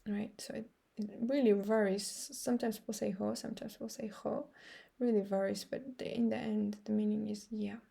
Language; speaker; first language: English; non-native, fluent; Georgian